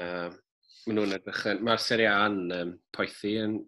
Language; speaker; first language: Welsh; native; Welsh